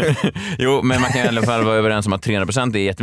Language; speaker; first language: Swedish; native; Swedish